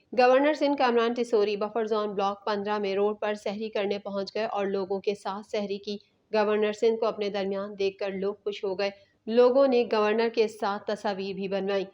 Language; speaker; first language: Urdu; native; Urdu